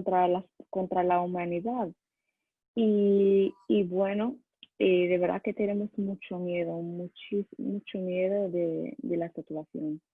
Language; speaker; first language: Spanish; non-native, learner; Arabic